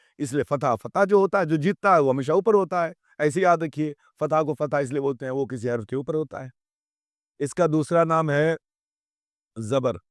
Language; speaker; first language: Urdu; native; Urdu